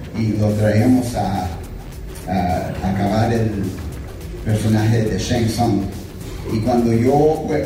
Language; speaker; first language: Spanish; early bilingual, heritage; English